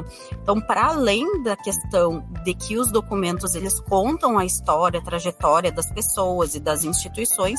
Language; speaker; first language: Portuguese; native; Portuguese